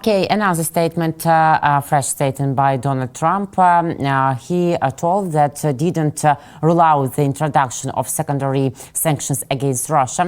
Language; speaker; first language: English; non-native, fluent; Russian